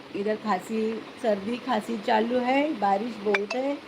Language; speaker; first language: Hindi; non-native, local second language; Marathi